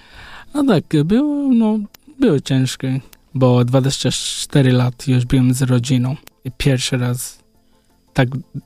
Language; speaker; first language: Polish; non-native, learner; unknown